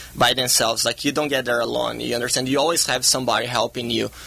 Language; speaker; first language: English; non-native, fluent; Portuguese